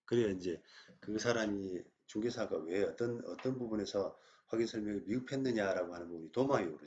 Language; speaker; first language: Korean; native; Korean